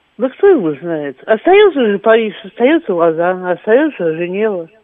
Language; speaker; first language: Russian; native; Russian